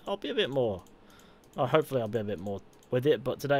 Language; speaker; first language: English; native; English